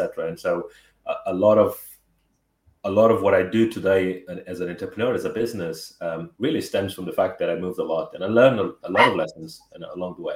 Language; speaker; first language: English; non-native, fluent; Portuguese